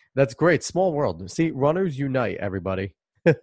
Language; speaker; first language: English; native; English